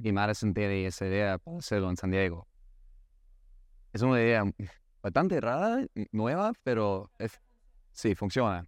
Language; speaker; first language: Spanish; non-native, learner; English